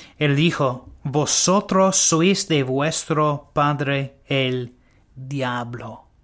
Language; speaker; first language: Spanish; non-native, learner; English